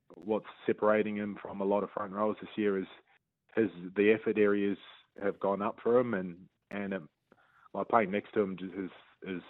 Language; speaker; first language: English; native; English